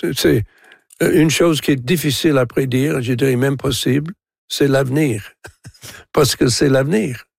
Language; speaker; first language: French; non-native, local second language; English